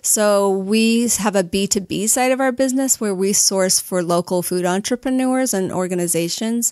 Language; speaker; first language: English; native; English